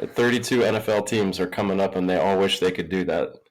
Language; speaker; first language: English; native; English